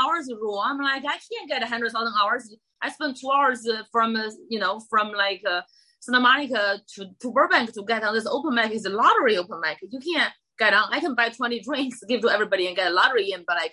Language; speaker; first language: English; non-native, fluent; Chinese